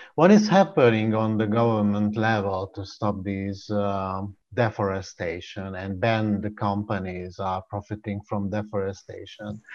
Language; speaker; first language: English; non-native, fluent; Hungarian